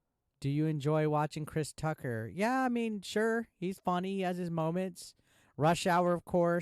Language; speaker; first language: English; native; English